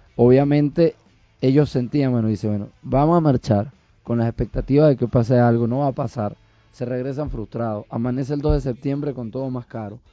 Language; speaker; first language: Spanish; native; Spanish